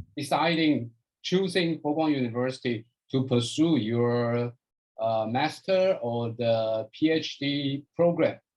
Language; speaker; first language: English; non-native, fluent; Chinese